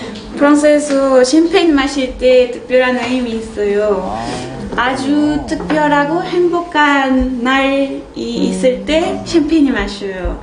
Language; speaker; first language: Korean; non-native, learner; French